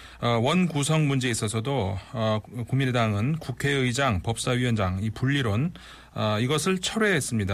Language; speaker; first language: Korean; native; Korean